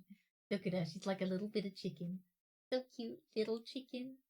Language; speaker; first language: English; native; English